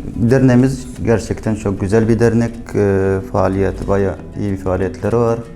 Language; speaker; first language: Turkish; non-native, fluent; Arabic